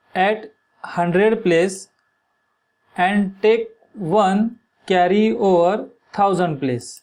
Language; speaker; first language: English; non-native, local second language; Marathi